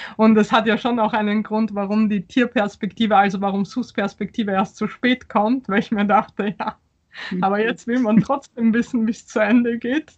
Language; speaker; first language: German; early bilingual, other home language; Polish